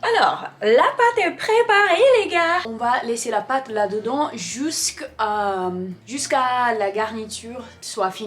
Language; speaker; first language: French; non-native, fluent; English